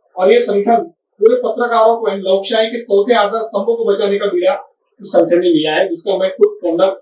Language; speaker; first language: Hindi; non-native, local second language; Marathi